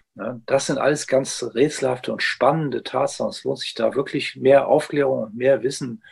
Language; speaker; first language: German; early bilingual, heritage; Greek